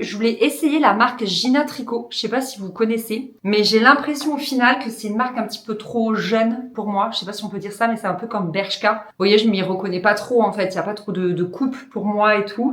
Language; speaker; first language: French; native; French